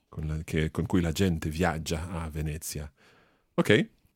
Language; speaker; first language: Italian; non-native, fluent; English